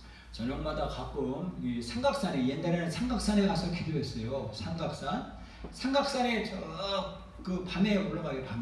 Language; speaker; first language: Korean; native; Korean